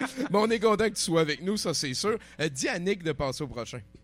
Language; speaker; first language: French; native; French